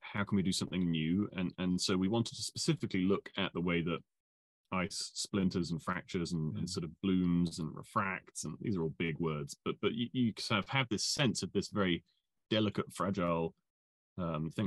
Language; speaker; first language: English; native; English